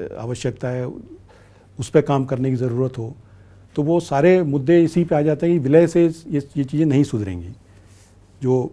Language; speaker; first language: Hindi; native; Hindi